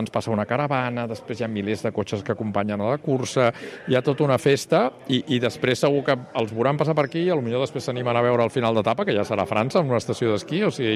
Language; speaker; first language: Catalan; native; Catalan